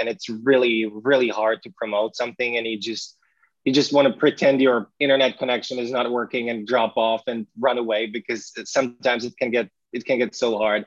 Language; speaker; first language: English; non-native, fluent; Czech